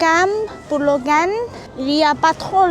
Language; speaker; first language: French; non-native, learner; Thai